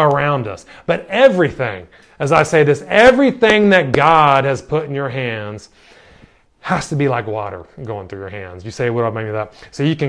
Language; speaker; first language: English; native; English